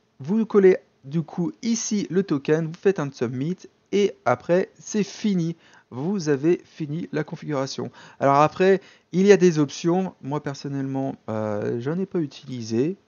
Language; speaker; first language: French; native; French